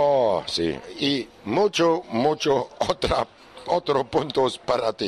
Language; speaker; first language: Spanish; non-native, learner; German